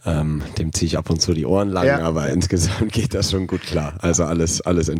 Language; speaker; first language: German; native; German